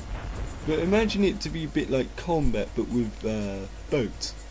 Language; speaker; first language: English; native; English